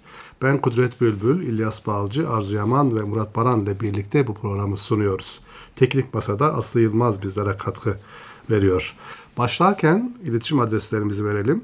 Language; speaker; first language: Turkish; native; Turkish